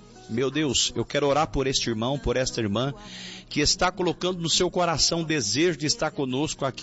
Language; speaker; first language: Portuguese; native; Portuguese